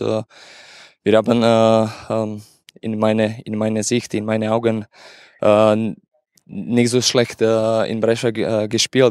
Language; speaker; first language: German; non-native, learner; Slovak